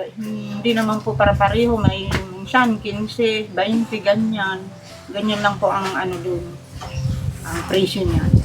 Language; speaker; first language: Filipino; non-native, local second language; Bikol